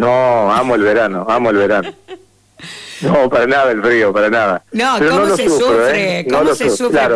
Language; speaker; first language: Spanish; native; Spanish